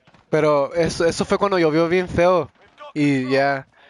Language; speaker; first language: Spanish; early bilingual, other home language; English